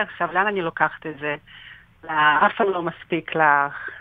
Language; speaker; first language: Hebrew; non-native, fluent; Russian